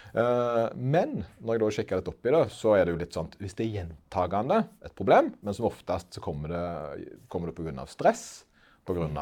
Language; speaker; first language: Norwegian; native; Norwegian